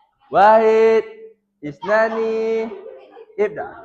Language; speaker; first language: Arabic; non-native, fluent; Malay